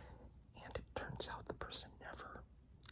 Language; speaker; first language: English; native; English